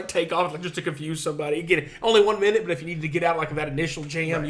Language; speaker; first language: English; native; English